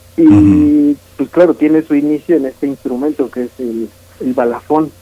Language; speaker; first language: Spanish; native; Spanish